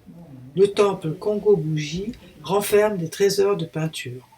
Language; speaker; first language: French; native; French